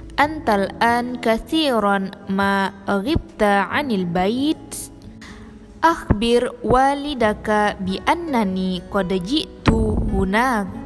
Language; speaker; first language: Arabic; non-native, learner; Indonesian